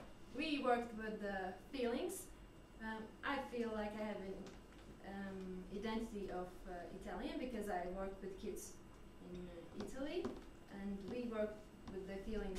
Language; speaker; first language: English; non-native, learner; French